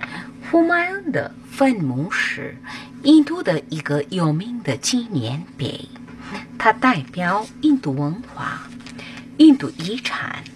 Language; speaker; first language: Chinese; non-native, learner; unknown